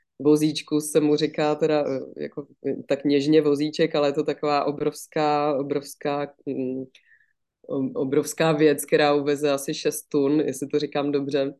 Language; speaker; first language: Czech; native; Czech